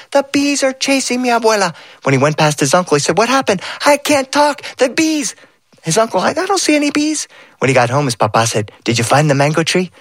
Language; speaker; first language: English; early bilingual, other home language; Spanish